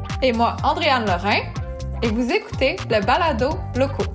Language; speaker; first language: French; native; French